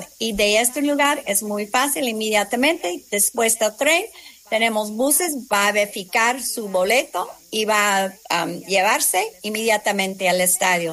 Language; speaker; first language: Spanish; non-native, fluent; English